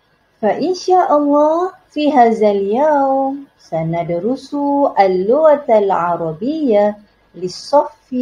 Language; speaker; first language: Arabic; non-native, learner; Malay